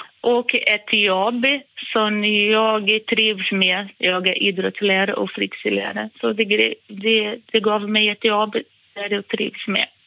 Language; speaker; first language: Swedish; non-native, fluent; Portuguese